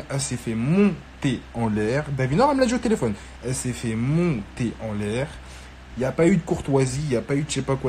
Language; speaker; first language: French; native; French